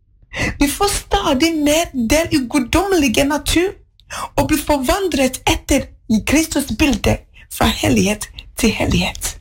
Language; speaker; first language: Norwegian; non-native, fluent; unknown